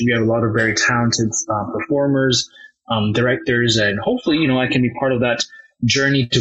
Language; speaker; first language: English; non-native, local second language; Cantonese